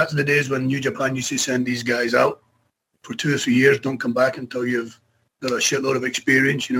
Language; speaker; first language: English; native; English